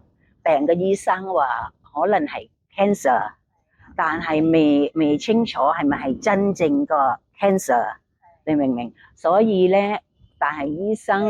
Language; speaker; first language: Cantonese; non-native, learner; Thai